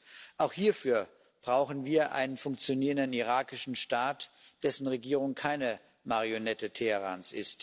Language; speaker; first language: German; native; German